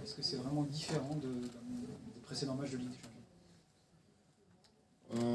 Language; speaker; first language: French; native; French